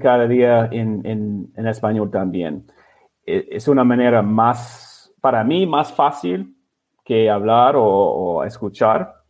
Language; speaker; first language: Spanish; non-native, learner; English